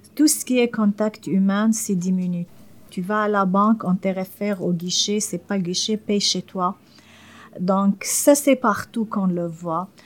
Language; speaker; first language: French; non-native, fluent; Arabic